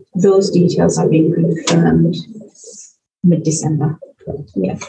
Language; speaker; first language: English; native; English